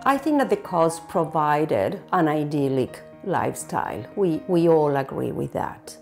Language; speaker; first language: English; non-native, fluent; Spanish